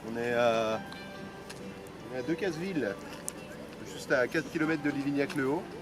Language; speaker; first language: French; native; French